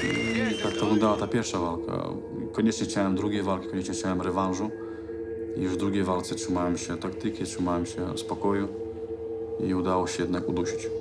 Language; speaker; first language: Polish; non-native, fluent; Chechen